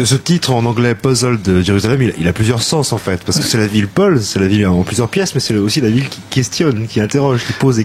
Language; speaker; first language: French; native; French